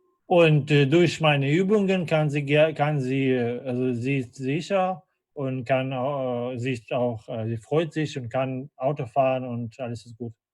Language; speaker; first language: German; non-native, fluent; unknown